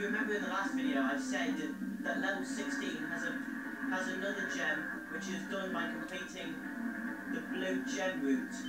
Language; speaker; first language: English; native; English